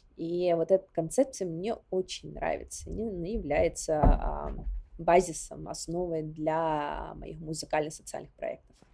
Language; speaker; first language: Russian; non-native, local second language; Yakut